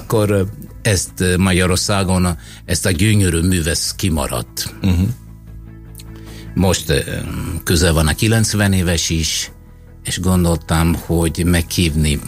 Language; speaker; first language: Hungarian; non-native, fluent; Italian